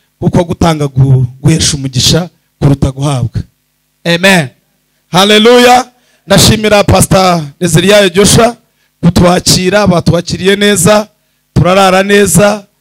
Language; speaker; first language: Kinyarwanda; early bilingual, heritage; Kinyarwanda